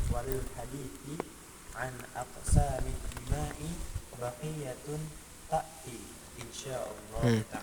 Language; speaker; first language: Arabic; non-native, local second language; Indonesian